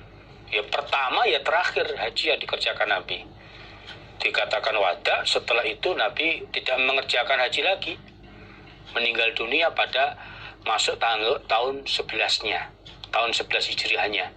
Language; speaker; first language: Indonesian; non-native, local second language; Javanese